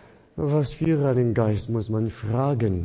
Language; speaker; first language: German; non-native, fluent; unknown